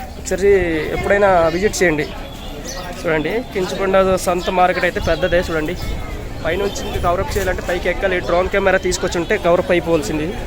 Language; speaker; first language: Telugu; non-native, local second language; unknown